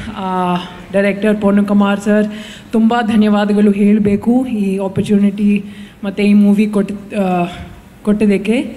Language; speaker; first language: Kannada; non-native, learner; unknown